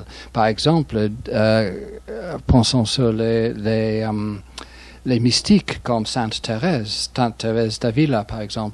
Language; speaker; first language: French; non-native, fluent; English